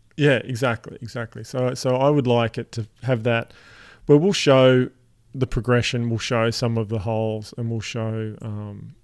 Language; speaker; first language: English; native; English